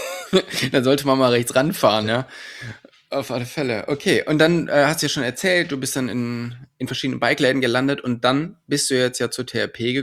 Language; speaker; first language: German; native; German